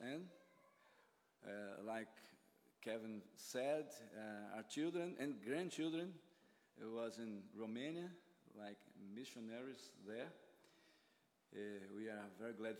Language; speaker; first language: English; non-native, learner; Portuguese